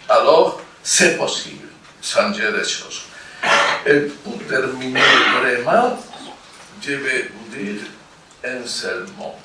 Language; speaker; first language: French; non-native, fluent; Spanish